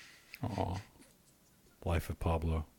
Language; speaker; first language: English; native; English